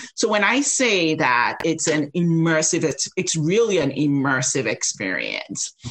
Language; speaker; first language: English; non-native, local second language; Yoruba